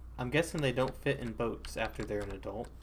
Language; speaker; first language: English; native; English